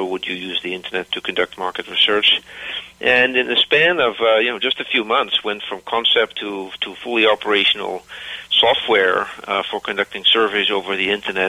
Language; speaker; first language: English; native; English